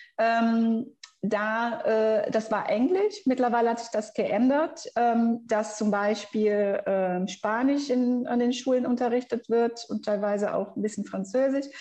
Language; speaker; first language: German; non-native, fluent; Portuguese